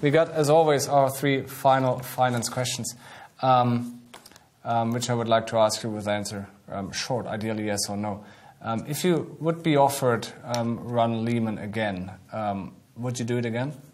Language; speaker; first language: English; non-native, fluent; German